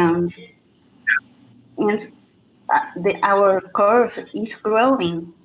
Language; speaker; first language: English; non-native, fluent; Portuguese